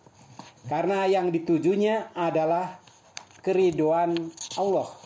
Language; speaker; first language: Indonesian; native; Indonesian